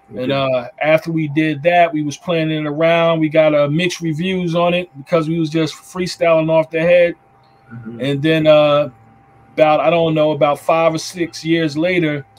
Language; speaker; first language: English; native; English